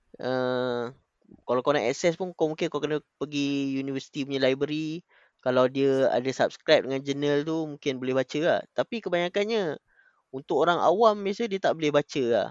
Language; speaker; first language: Malay; native; Malay